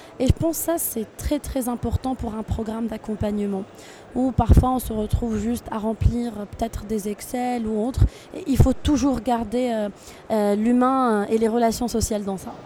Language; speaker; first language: French; non-native, local second language; Arabic